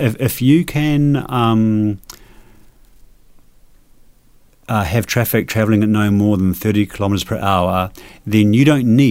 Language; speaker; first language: English; native; English